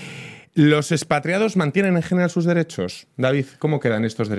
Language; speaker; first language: Spanish; native; Spanish